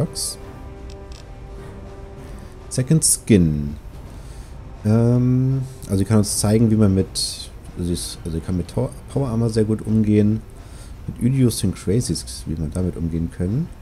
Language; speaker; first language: German; native; German